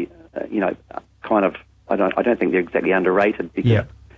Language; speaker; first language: English; native; English